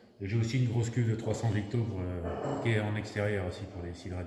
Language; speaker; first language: French; native; French